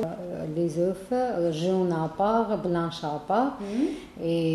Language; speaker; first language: French; non-native, learner; Armenian